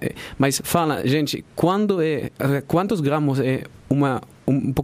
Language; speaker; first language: Portuguese; non-native, fluent; German